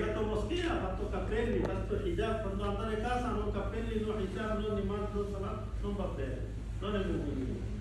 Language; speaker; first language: Italian; non-native, learner; Bangla